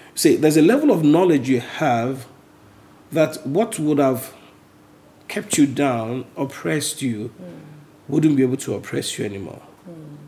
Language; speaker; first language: English; non-native, local second language; Yoruba